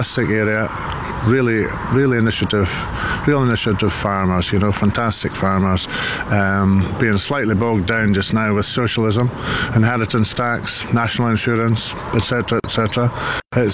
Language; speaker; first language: English; native; English